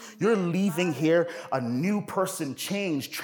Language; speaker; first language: English; native; English